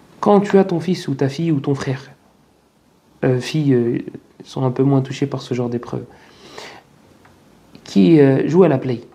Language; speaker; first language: French; native; French